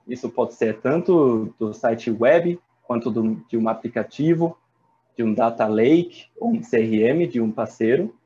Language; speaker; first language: Portuguese; non-native, fluent; German